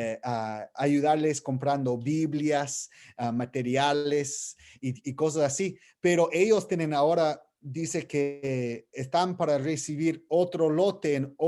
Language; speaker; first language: Spanish; non-native, fluent; English